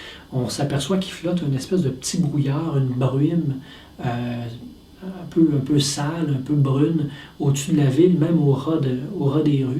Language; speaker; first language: French; native; French